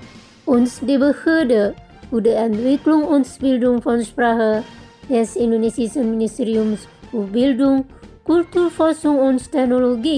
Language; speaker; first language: German; non-native, fluent; Indonesian